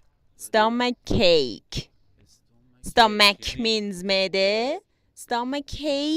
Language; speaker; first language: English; non-native, fluent; Persian